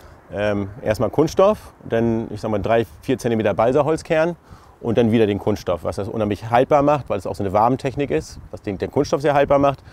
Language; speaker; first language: German; native; German